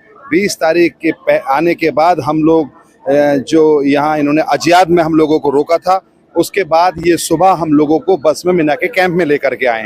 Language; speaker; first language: Hindi; native; Hindi